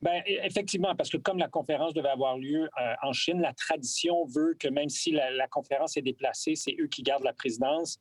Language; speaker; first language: French; native; French